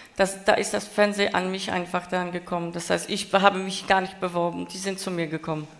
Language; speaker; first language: German; non-native, fluent; Polish